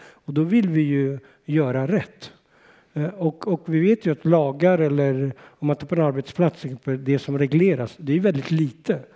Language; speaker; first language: Swedish; early bilingual, other home language; Urdu